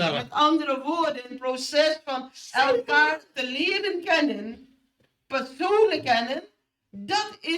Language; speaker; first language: Dutch; non-native, fluent; Indonesian